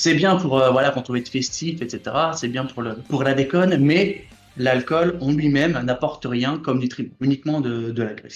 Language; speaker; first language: French; native; French